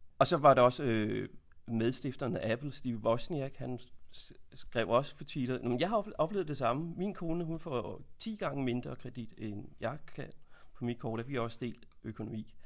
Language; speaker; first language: Danish; native; Danish